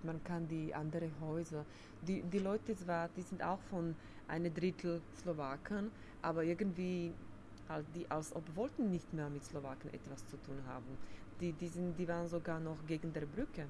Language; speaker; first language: German; non-native, fluent; Slovak